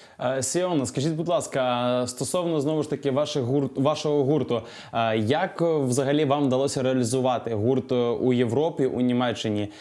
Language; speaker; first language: Ukrainian; native; Ukrainian